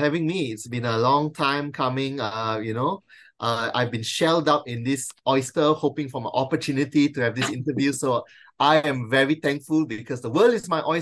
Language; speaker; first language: English; non-native, local second language; Chinese